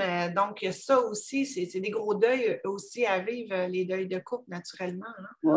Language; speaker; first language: French; native; French